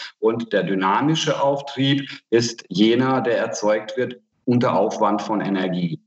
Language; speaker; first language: German; non-native, fluent; Hungarian